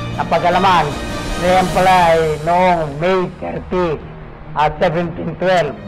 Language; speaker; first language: Filipino; native; Filipino